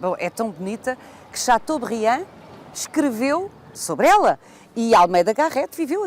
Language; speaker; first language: Portuguese; native; Portuguese